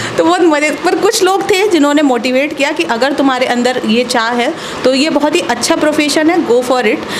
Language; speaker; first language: Hindi; native; Hindi